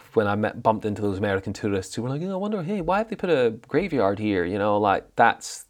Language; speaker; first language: English; native; English